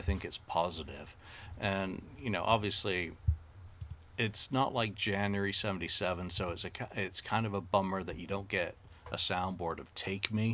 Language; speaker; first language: English; native; English